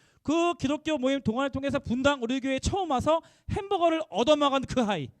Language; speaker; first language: Korean; native; Korean